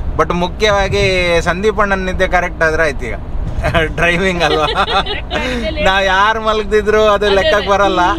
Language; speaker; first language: Kannada; non-native, local second language; Konkani